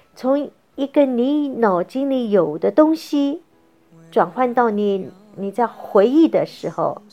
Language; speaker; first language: Chinese; native; Chinese